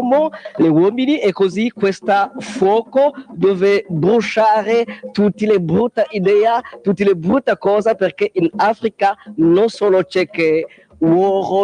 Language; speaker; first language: Italian; non-native, learner; Kongo